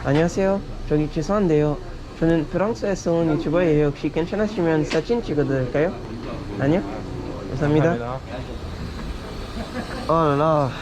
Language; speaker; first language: Korean; non-native, learner; French